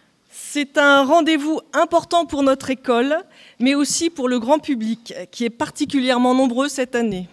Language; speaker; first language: French; native; French